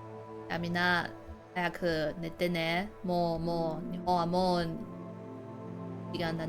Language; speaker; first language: Japanese; non-native, learner; Chinese